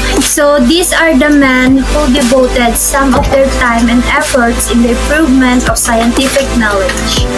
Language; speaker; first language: English; non-native, local second language; Filipino